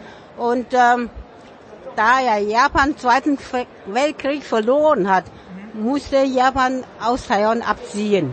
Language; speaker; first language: German; non-native, fluent; Min Nan Chinese